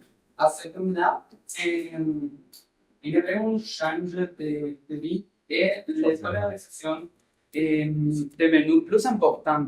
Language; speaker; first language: French; non-native, learner; Spanish